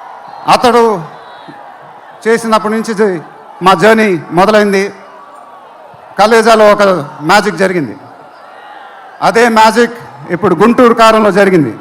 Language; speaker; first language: Telugu; native; Telugu